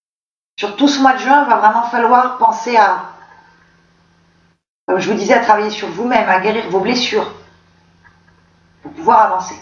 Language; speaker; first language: French; native; French